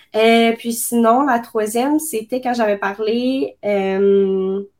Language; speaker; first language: French; native; French